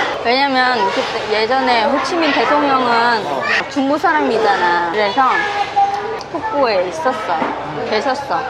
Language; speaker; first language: Korean; non-native, learner; Vietnamese